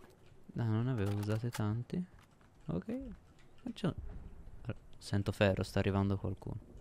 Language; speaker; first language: Italian; native; Italian